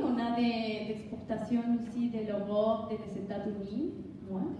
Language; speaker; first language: French; non-native, learner; Spanish